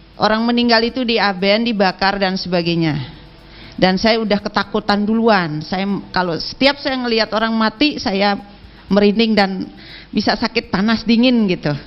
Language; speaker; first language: Indonesian; non-native, local second language; Balinese